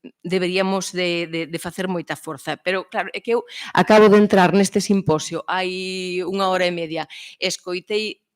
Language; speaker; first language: Galician; early bilingual, heritage; Swiss German